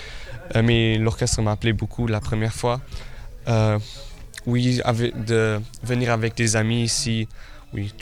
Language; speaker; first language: French; non-native, local second language; Luxembourgish